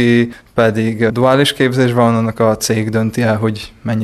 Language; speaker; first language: Hungarian; native; Hungarian